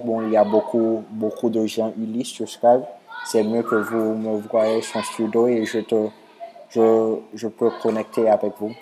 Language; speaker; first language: French; non-native, local second language; Haitian Creole